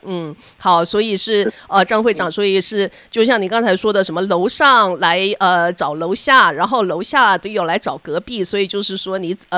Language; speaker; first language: Chinese; native; Chinese